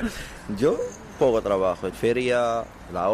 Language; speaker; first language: Spanish; non-native, learner; Arabic